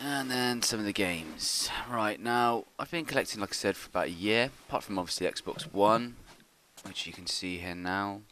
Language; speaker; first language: English; native; English